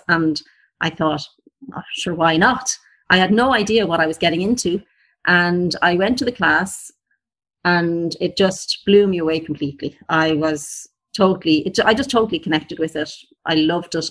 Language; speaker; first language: English; native; English